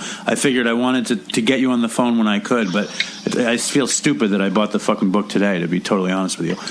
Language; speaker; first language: English; native; English